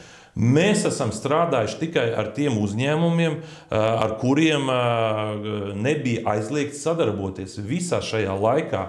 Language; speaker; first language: Latvian; native; Latvian